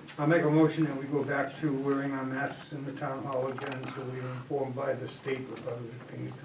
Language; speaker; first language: English; native; English